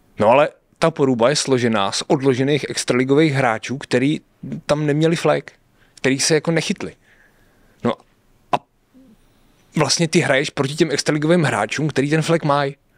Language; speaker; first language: Czech; native; Czech